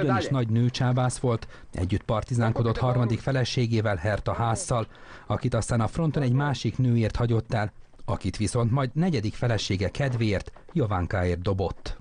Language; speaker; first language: Hungarian; native; Hungarian